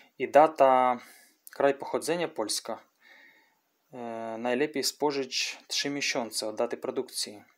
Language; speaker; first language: Polish; non-native, learner; Russian